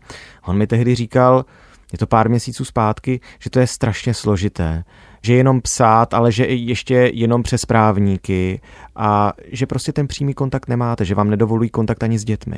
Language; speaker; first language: Czech; native; Czech